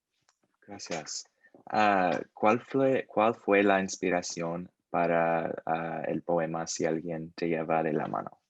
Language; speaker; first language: Spanish; non-native, learner; English